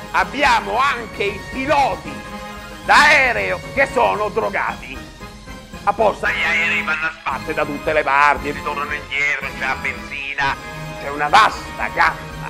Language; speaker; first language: Italian; native; Italian